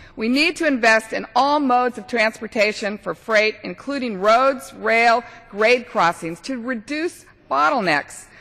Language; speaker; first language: English; native; English